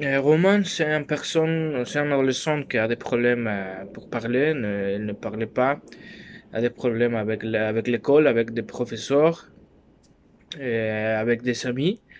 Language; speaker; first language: French; non-native, learner; Spanish